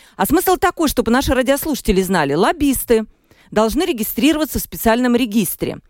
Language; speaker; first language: Russian; native; Russian